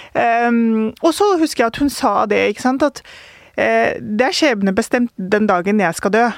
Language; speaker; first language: Norwegian; early bilingual, other home language; Urdu